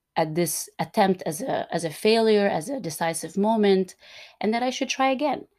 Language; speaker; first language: English; non-native, fluent; Turkmen